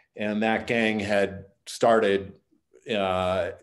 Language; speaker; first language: English; native; English